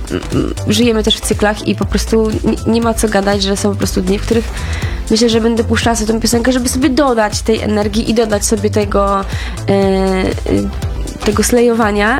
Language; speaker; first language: Polish; native; Polish